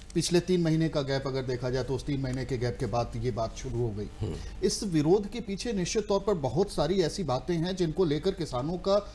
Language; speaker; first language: Hindi; native; Hindi